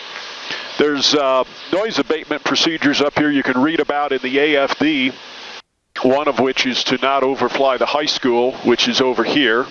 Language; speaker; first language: English; native; English